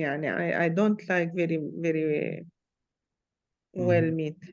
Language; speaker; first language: English; non-native, learner; Arabic